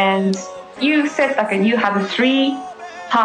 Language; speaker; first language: English; non-native, fluent; Japanese